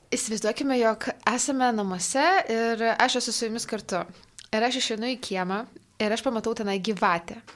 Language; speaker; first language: Lithuanian; native; Lithuanian